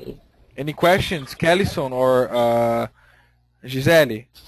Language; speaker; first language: English; non-native, fluent; Portuguese